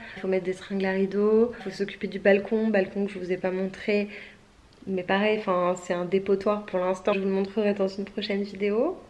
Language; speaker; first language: French; native; French